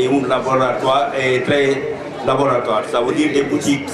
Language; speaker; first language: French; non-native, local second language; Wolof